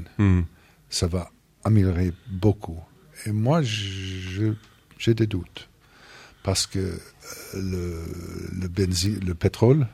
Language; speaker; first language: French; non-native, fluent; English